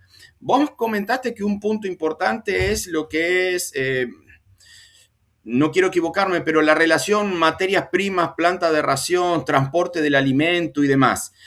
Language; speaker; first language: Spanish; native; Spanish